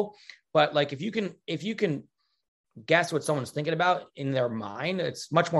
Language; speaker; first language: English; native; English